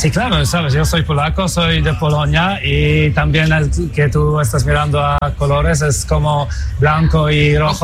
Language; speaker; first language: Spanish; non-native, fluent; Polish